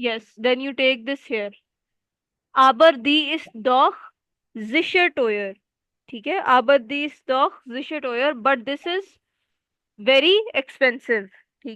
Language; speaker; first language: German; non-native, fluent; Urdu